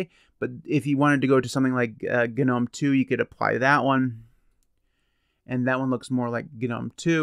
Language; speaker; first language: English; native; English